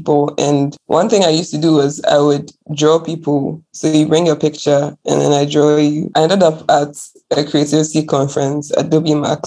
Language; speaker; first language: English; non-native, local second language; Akan